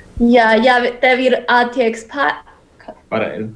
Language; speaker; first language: Latvian; non-native, learner; Spanish